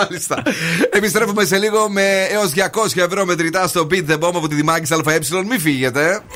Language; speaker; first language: Greek; native; Greek